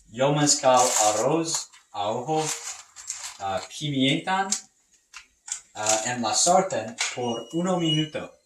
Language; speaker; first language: Spanish; non-native, learner; English